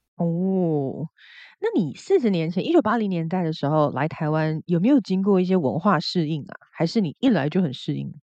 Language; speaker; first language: Chinese; native; Chinese